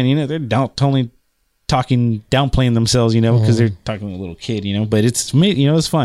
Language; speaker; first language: English; native; English